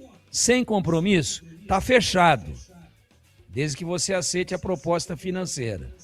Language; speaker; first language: Portuguese; native; Portuguese